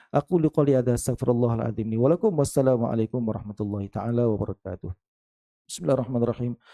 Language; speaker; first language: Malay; native; Malay